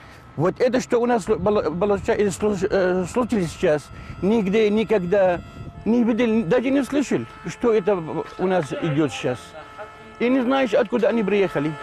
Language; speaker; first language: Russian; non-native, learner; Arabic